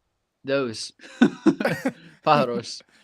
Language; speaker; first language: English; native; English